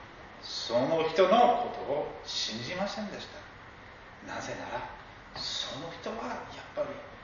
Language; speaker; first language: Japanese; non-native, fluent; English